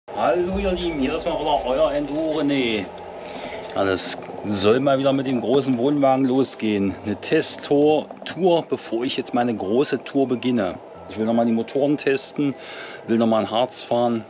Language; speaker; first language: German; native; German